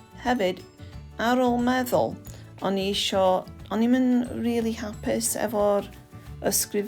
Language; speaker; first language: Welsh; non-native, learner; English